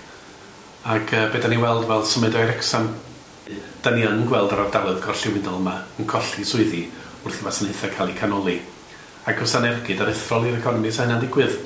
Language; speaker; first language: Welsh; native; Welsh